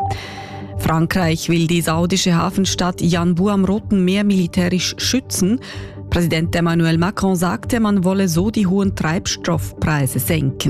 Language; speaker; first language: German; native; German